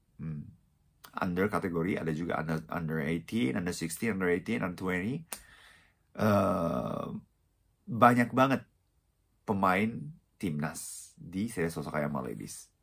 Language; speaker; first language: Indonesian; non-native, fluent; Japanese